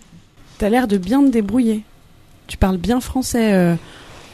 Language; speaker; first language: French; native; French